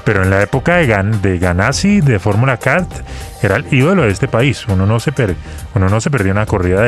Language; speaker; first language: Spanish; native; Spanish